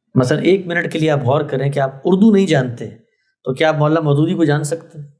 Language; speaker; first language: Urdu; native; Urdu